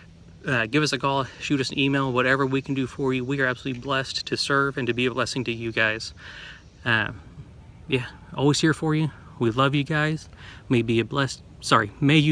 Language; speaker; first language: English; native; English